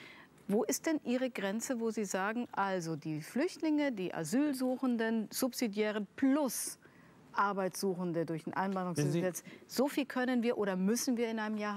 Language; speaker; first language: German; native; German